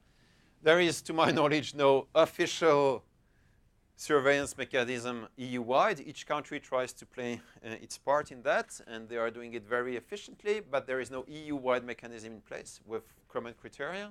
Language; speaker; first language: English; non-native, fluent; French